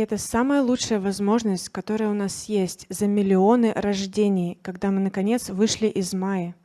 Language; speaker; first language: Russian; native; Russian